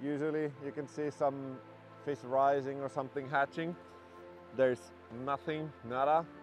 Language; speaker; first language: English; non-native, fluent; Finnish